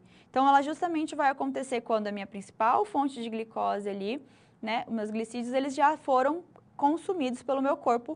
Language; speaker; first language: Portuguese; native; Portuguese